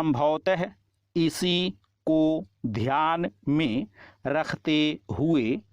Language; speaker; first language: Hindi; native; Hindi